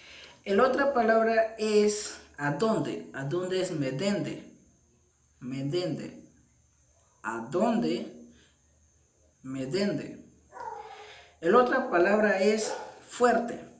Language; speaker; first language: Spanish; non-native, local second language; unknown